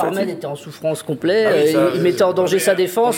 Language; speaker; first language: French; native; French